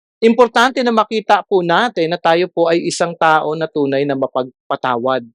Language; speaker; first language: Filipino; non-native, local second language; Iloko